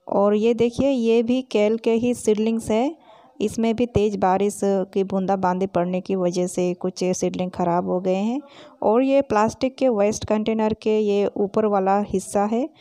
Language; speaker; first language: Hindi; native; Hindi